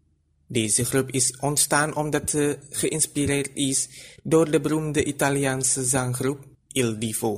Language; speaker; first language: Dutch; non-native, fluent; Indonesian